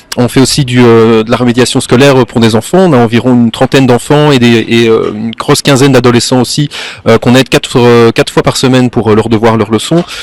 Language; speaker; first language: French; native; French